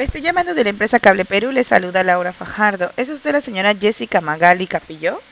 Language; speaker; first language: Spanish; native; Spanish